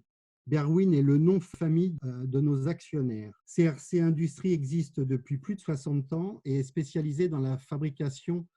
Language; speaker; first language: French; native; French